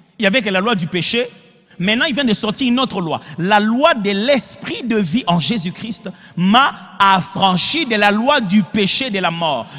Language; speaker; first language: French; non-native, local second language; Lingala